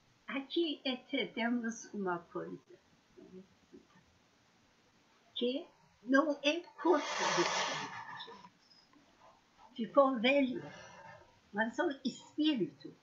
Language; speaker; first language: Portuguese; non-native, learner; Persian